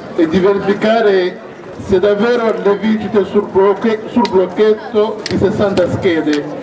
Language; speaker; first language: Italian; non-native, fluent; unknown